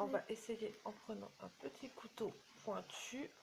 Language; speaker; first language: French; native; French